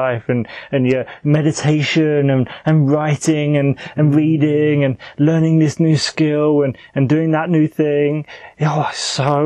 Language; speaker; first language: English; native; English